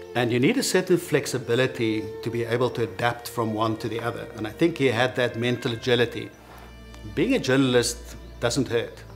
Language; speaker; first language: English; non-native, local second language; Afrikaans